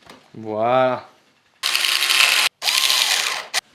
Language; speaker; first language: French; native; French